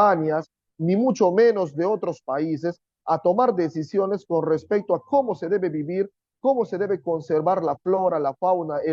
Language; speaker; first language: Spanish; native; Spanish